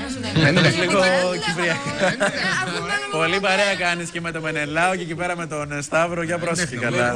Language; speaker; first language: Greek; native; Greek